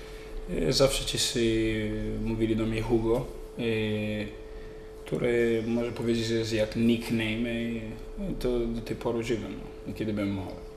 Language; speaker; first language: Polish; non-native, learner; Italian